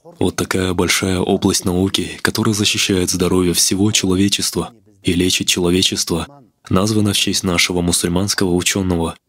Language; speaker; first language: Russian; non-native, local second language; Kazakh